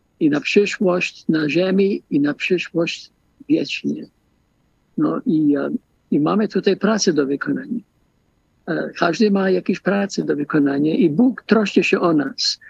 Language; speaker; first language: Polish; early bilingual, heritage; Polish